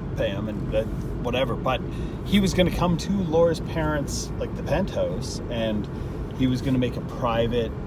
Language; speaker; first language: English; native; English